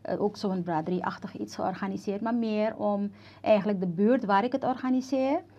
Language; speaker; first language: Dutch; native; Dutch